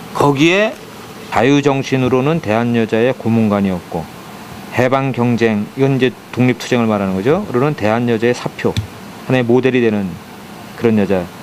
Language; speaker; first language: Korean; native; Korean